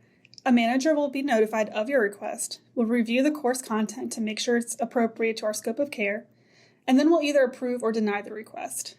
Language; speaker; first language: English; native; English